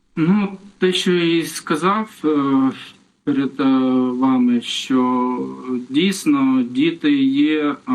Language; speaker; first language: Ukrainian; non-native, local second language; Russian